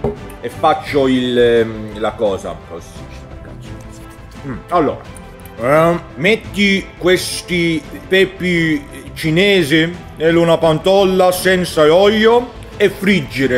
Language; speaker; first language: Italian; non-native, learner; Swedish